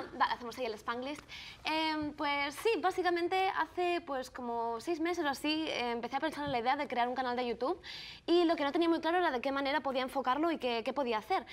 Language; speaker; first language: Spanish; native; Spanish